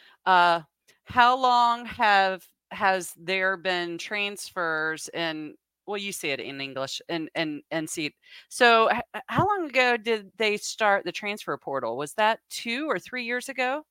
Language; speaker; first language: English; native; English